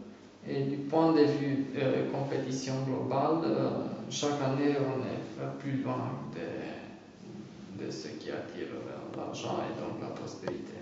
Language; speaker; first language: French; non-native, fluent; Romanian